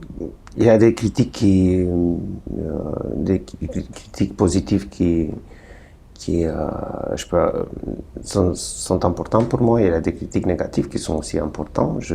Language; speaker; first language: French; non-native, fluent; Romanian